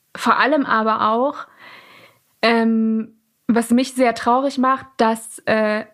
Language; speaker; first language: German; early bilingual, other home language; Persian